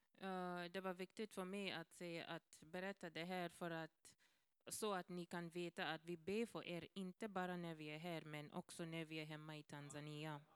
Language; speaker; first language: Swedish; non-native, learner; Swahili